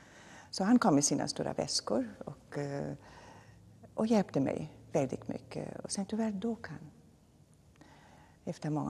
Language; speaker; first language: Swedish; non-native, fluent; German